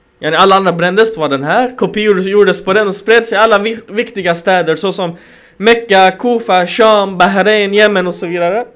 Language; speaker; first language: Swedish; early bilingual, other home language; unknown